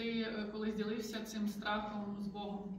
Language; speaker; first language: Ukrainian; native; Ukrainian